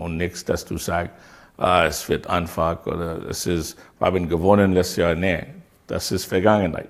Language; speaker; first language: German; non-native, learner; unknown